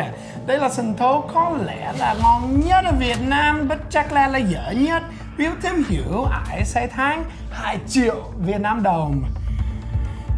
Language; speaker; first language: Vietnamese; non-native, fluent; English